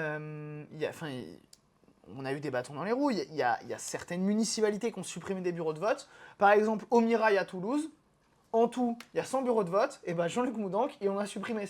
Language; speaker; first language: French; native; French